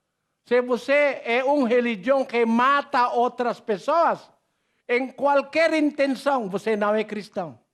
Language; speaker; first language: Portuguese; non-native, learner; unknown